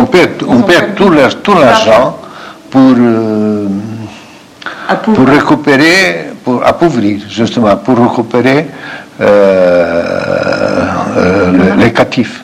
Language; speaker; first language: French; non-native, fluent; Portuguese